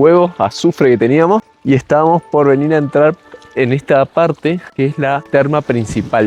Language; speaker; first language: Spanish; native; Spanish